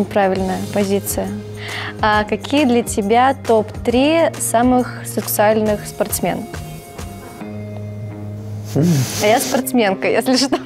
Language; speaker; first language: Russian; native; Russian